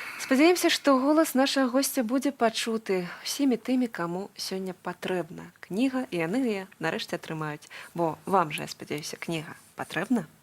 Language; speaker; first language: Belarusian; native; Belarusian